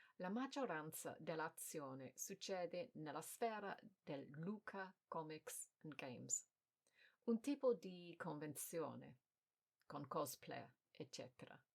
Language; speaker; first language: Italian; non-native, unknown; English